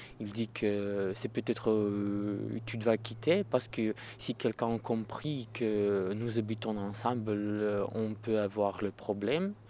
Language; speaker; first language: French; non-native, learner; Russian